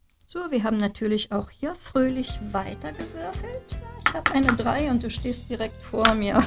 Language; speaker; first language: German; native; German